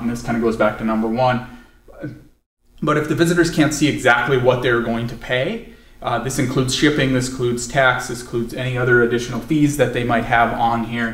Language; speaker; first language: English; native; English